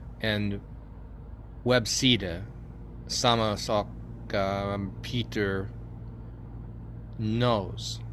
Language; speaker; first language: Swedish; non-native, learner; English